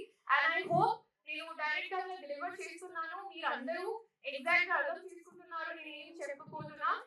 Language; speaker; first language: Telugu; non-native, learner; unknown